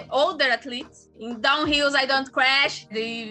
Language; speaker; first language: English; non-native, learner; Portuguese